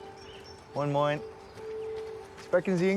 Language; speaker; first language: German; non-native, learner; English